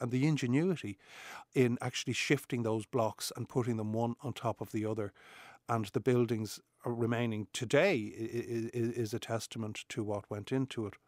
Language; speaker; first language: English; native; English